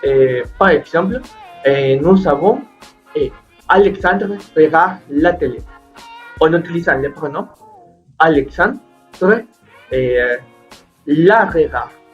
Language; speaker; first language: French; non-native, learner; Spanish